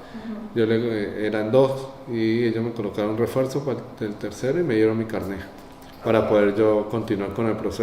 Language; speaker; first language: Spanish; native; Spanish